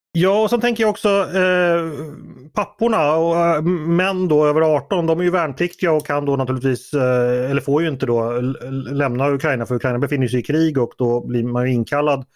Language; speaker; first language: Swedish; native; Swedish